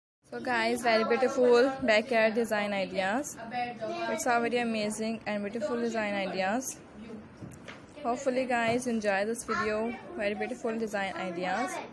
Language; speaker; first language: English; non-native, learner; Hindi